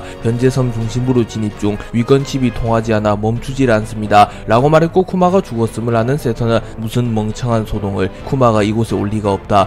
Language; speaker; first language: Korean; native; Korean